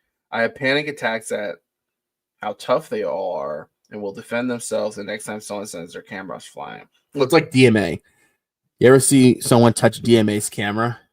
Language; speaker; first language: English; native; English